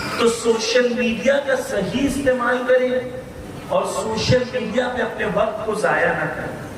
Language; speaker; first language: Urdu; native; Urdu